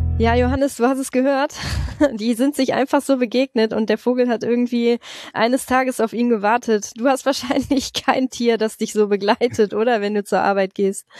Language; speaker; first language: German; native; German